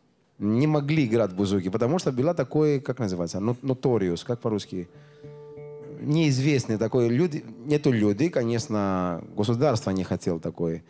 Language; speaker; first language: Russian; non-native, learner; Greek